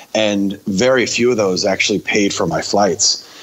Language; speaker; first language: English; native; English